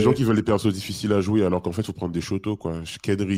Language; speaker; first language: French; native; French